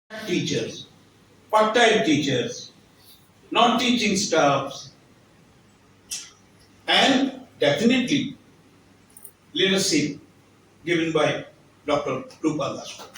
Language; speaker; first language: English; non-native, local second language; Bangla